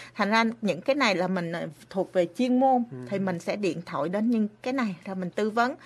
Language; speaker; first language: Vietnamese; native; Vietnamese